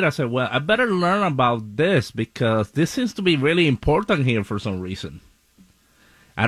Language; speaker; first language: English; non-native, fluent; Spanish